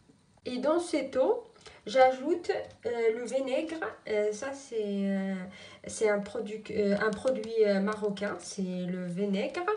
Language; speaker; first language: French; non-native, local second language; Arabic